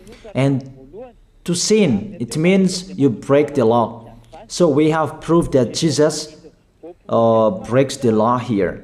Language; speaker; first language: English; non-native, fluent; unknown